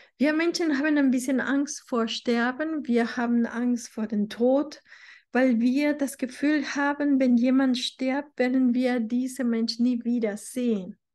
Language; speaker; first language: German; non-native, fluent; Spanish